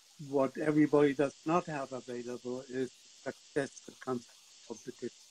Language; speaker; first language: English; non-native, fluent; Spanish